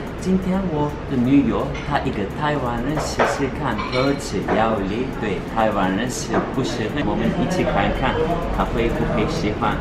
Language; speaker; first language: Chinese; non-native, learner; Turkish